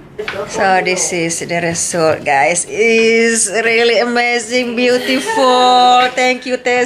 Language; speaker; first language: English; non-native, learner; Indonesian